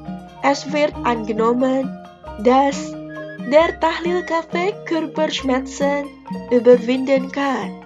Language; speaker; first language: German; non-native, fluent; Indonesian